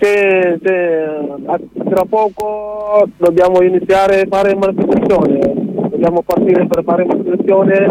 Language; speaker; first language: Italian; non-native, learner; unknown